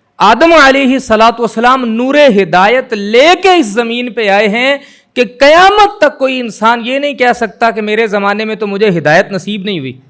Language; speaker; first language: Urdu; non-native, local second language; Punjabi